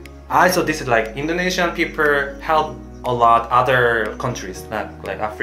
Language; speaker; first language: English; non-native, fluent; Korean